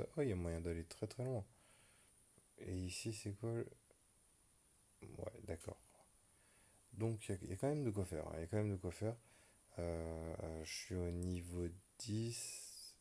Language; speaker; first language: French; native; French